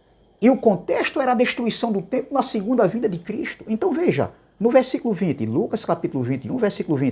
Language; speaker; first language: Portuguese; native; Portuguese